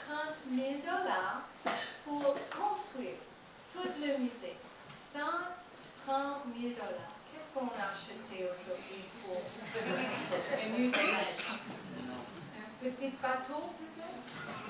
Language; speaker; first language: French; non-native, learner; English